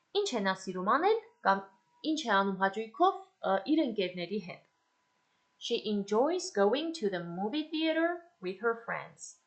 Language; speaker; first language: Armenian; native; Armenian